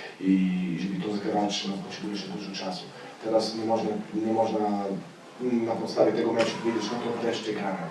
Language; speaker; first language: Polish; non-native, fluent; Slovenian